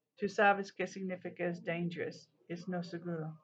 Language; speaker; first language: Spanish; non-native, learner; English